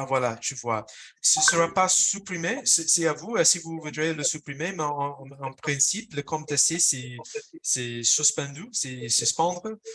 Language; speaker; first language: French; non-native, fluent; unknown